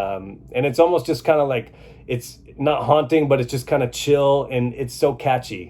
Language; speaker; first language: English; native; English